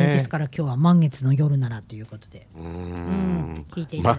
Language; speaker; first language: Japanese; native; Japanese